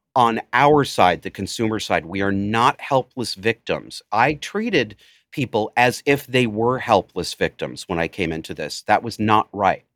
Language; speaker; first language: English; native; English